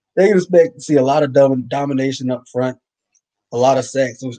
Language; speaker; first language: English; native; English